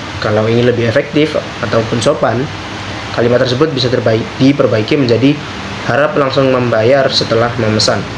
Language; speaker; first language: Indonesian; native; Indonesian